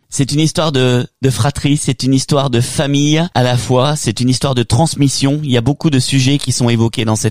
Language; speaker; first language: French; native; French